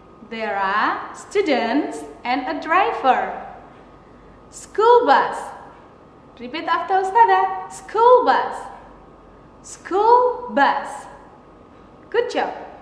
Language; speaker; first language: English; non-native, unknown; Indonesian